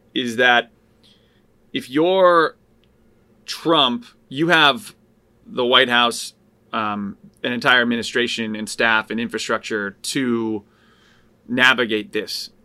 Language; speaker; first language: English; native; English